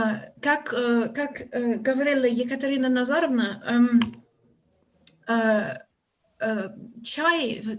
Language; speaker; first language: Russian; non-native, fluent; English